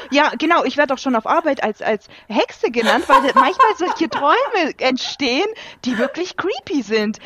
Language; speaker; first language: German; early bilingual, other home language; Russian